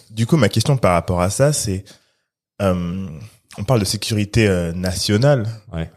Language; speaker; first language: French; native; French